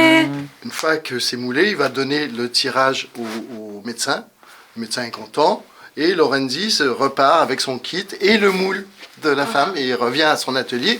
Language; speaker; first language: French; native; French